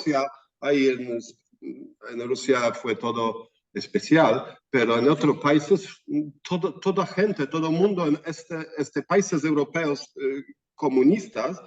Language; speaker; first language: Spanish; non-native, fluent; Polish